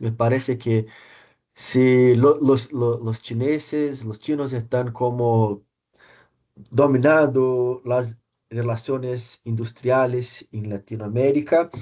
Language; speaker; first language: Spanish; non-native, fluent; Portuguese